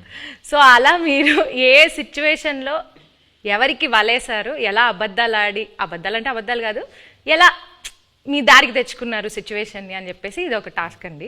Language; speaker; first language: Telugu; native; Telugu